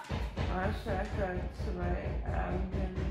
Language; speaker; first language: German; non-native, learner; Russian